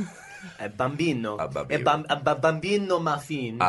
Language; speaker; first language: Italian; non-native, learner; English